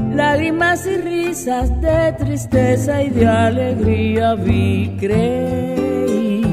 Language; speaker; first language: Spanish; native; Spanish